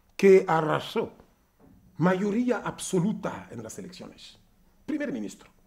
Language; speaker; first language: Spanish; non-native, fluent; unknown